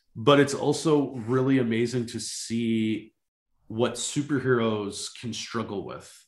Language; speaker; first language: English; native; English